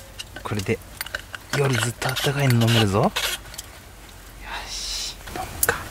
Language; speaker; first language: Japanese; native; Japanese